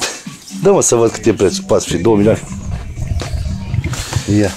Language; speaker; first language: Romanian; native; Romanian